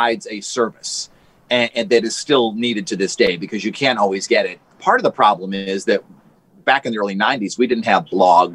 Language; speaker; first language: English; native; English